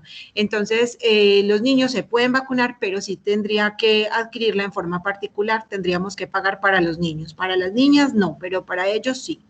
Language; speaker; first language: Spanish; native; Spanish